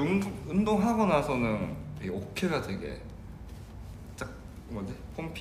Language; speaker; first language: Korean; non-native, learner; Japanese